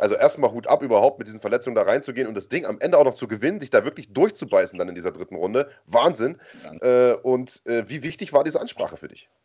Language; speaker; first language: German; native; German